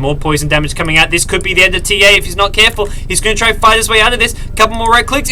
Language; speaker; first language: English; native; English